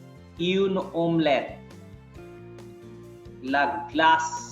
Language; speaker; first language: French; non-native, fluent; Bangla